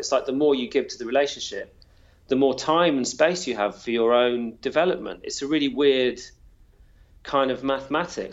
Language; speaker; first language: English; native; English